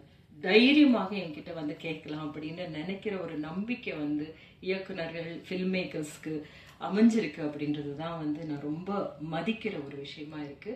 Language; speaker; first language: Tamil; native; Tamil